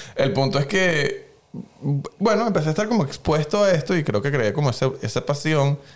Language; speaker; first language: Spanish; native; Spanish